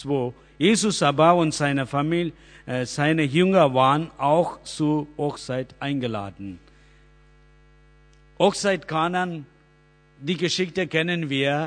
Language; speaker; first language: German; non-native, learner; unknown